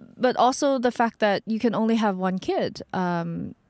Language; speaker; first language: English; early bilingual, other home language; Chinese